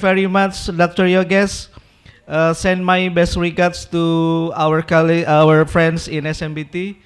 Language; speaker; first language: English; non-native, local second language; Indonesian